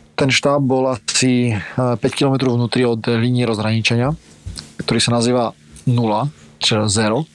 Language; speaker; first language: Slovak; early bilingual, other home language; Ukrainian